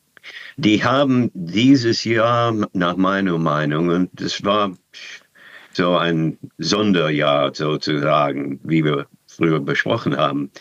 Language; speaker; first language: German; non-native, fluent; English